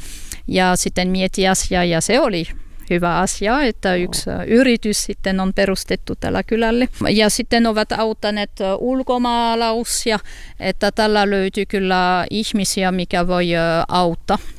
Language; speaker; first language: Finnish; non-native, learner; French